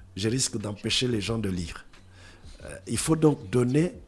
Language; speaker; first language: French; non-native, local second language; Lingala